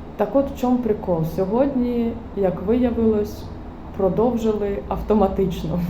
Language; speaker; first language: Ukrainian; native; Ukrainian